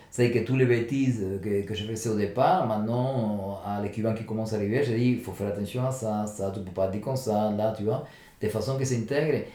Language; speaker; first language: French; non-native, fluent; Spanish